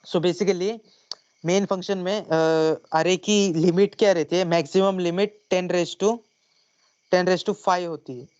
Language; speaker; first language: Hindi; non-native, local second language; Marathi